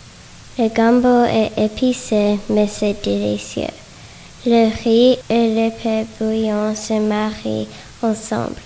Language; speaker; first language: French; non-native, learner; English